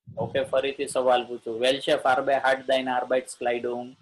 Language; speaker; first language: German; non-native, learner; Gujarati